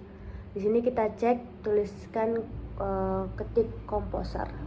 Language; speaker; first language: Indonesian; native; Indonesian